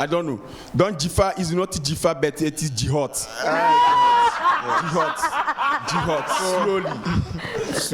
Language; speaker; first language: English; non-native, learner; French